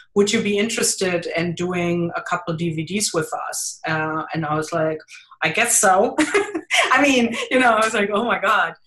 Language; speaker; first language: English; non-native, fluent; German